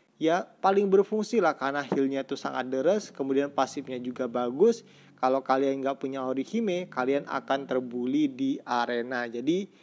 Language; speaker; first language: Indonesian; native; Indonesian